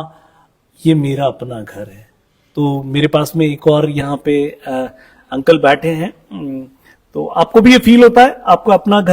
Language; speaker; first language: Hindi; native; Hindi